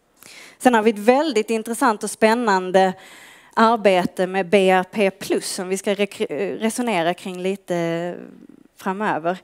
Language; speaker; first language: Swedish; native; Swedish